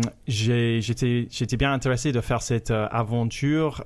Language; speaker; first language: French; non-native, fluent; English